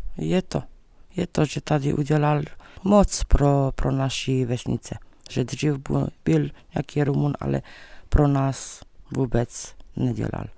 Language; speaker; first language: Czech; early bilingual, heritage; Czech